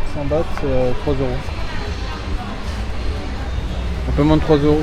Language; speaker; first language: French; native; French